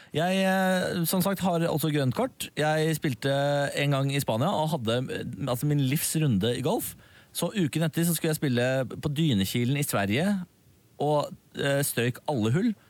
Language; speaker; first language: Norwegian; native; Norwegian